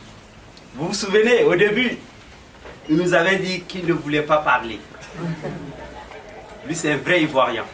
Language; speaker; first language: French; non-native, local second language; Bambara